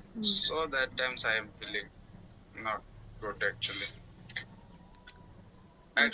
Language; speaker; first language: English; non-native, learner; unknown